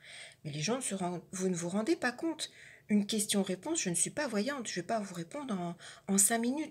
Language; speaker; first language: French; native; French